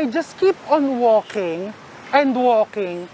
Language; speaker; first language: English; non-native, local second language; Filipino